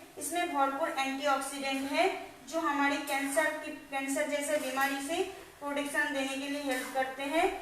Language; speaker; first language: Hindi; non-native, local second language; Marathi